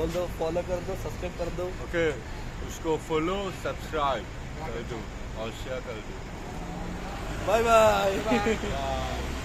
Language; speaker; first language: Hindi; non-native, learner; Bangla